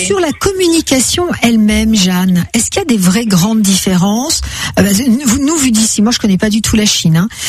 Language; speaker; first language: French; native; French